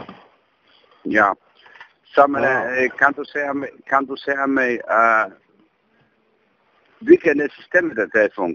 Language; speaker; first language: Swedish; non-native, learner; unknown